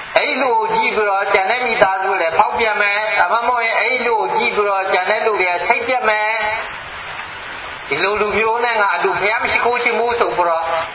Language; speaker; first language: Burmese; non-native, local second language; Hakha Chin